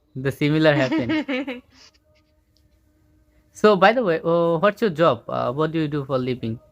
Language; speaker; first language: English; non-native, fluent; Bangla